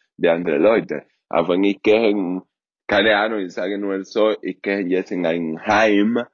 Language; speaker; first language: German; non-native, fluent; Spanish